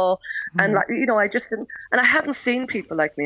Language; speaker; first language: English; native; English